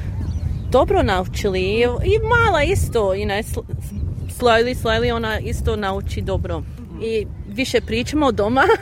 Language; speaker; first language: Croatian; early bilingual, heritage; English